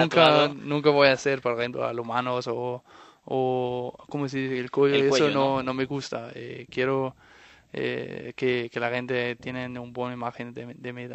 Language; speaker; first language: Spanish; non-native, fluent; Danish